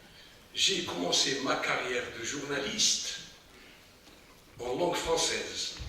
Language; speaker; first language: French; non-native, local second language; Arabic